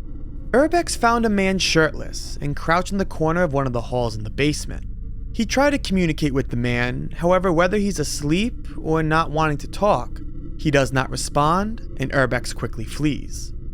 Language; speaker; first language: English; native; English